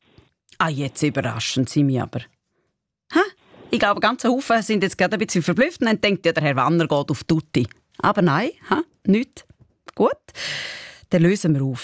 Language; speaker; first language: German; native; German